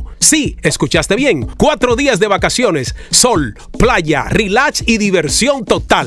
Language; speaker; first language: Spanish; native; Spanish